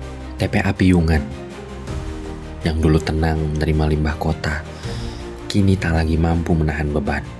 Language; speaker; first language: Indonesian; native; Indonesian